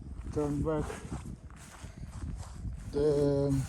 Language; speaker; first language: English; non-native, learner; Portuguese